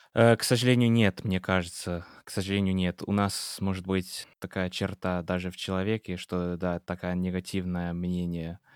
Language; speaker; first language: Russian; non-native, fluent; English